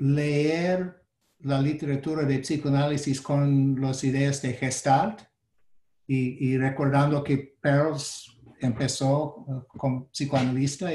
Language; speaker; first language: Spanish; non-native, fluent; English